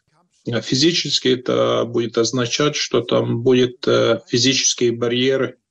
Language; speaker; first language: Russian; non-native, fluent; Latvian